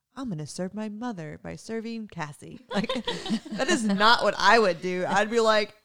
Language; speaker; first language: English; native; English